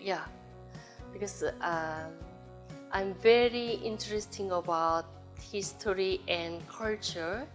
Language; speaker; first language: English; non-native, learner; Korean